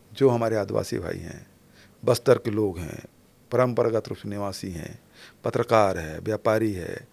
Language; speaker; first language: Hindi; native; Hindi